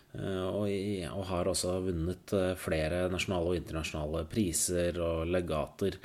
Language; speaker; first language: Norwegian; native; Norwegian